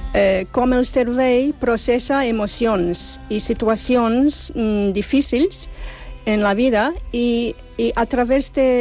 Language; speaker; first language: Catalan; non-native, fluent; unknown